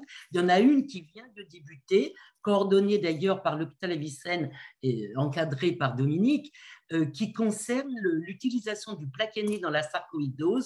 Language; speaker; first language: French; native; French